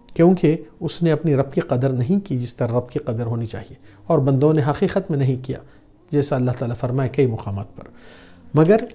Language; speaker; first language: Urdu; non-native, fluent; Arabic